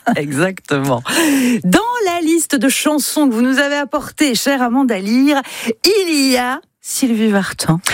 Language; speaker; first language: French; native; French